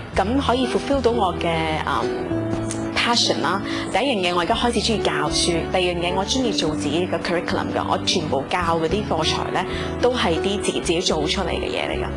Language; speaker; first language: Cantonese; early bilingual, other home language; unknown